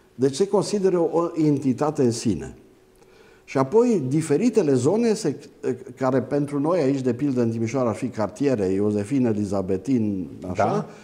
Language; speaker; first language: Romanian; native; Romanian